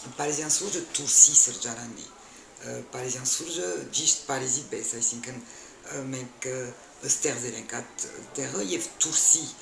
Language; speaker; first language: Armenian; early bilingual, heritage; Armenian